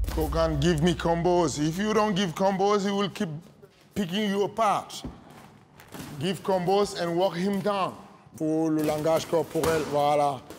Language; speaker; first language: English; non-native, fluent; French